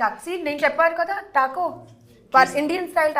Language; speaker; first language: Telugu; non-native, learner; Hindi